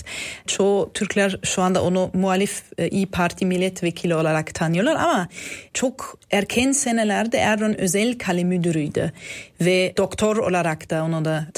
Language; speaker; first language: Turkish; non-native, fluent; German